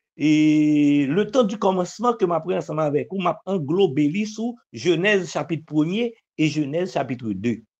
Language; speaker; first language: French; non-native, local second language; Haitian Creole